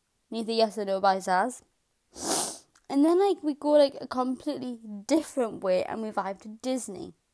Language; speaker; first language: English; native; English